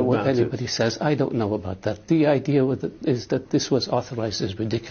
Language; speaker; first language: English; non-native, fluent; Arabic